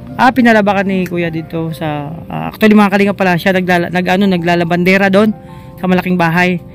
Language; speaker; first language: Filipino; non-native, local second language; Bikol